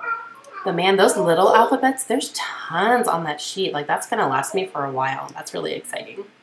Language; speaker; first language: English; native; English